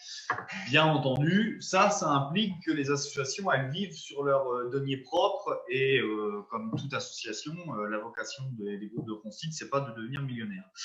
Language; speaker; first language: French; native; French